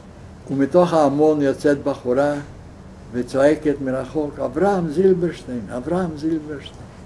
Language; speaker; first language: Hebrew; non-native, fluent; Yiddish